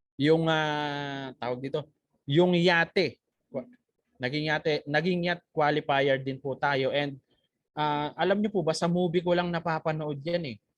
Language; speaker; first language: Filipino; native; Filipino